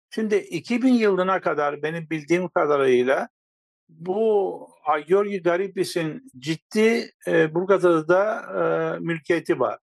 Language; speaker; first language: Turkish; non-native, local second language; Greek